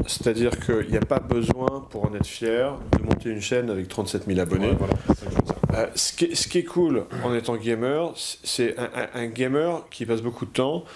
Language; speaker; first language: French; native; French